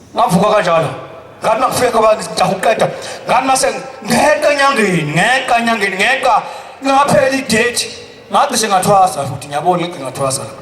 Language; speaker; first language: Zulu; native; Zulu